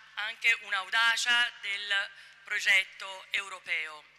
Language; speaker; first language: Italian; native; Italian